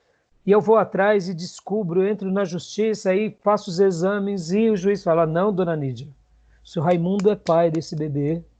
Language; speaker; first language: Portuguese; native; Portuguese